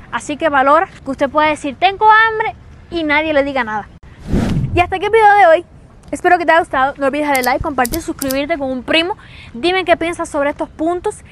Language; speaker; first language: Spanish; native; Spanish